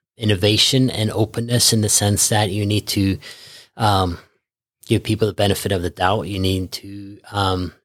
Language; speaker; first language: English; early bilingual, other home language; Norwegian